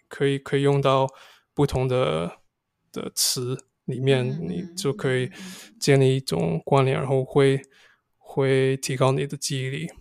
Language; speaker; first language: Chinese; non-native, fluent; English